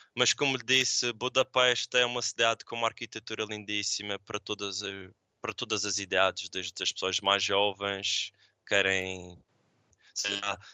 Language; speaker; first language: Portuguese; native; Portuguese